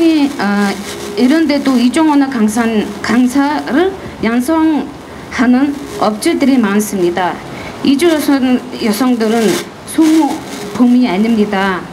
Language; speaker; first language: Korean; non-native, fluent; Mongolian